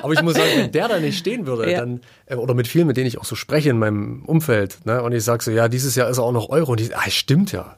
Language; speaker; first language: German; native; German